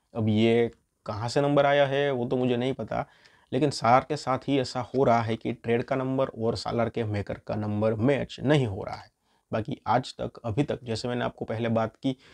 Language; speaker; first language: Hindi; non-native, local second language; Gujarati